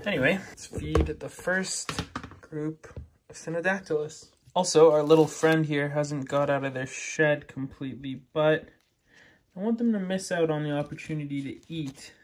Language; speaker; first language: English; native; English